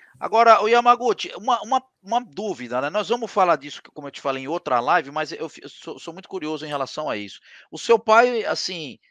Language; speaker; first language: Portuguese; native; Portuguese